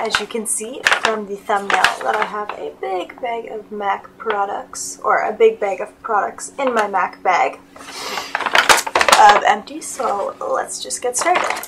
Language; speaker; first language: English; native; English